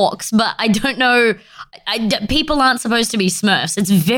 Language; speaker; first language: English; native; English